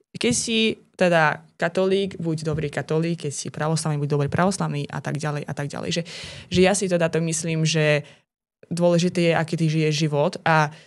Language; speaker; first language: Slovak; non-native, fluent; Azerbaijani